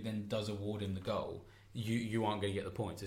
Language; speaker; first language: English; native; English